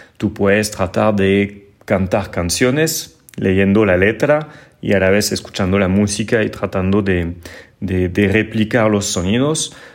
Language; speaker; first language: Spanish; non-native, fluent; French